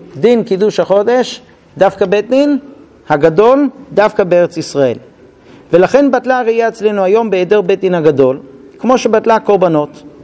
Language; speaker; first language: Hebrew; non-native, fluent; English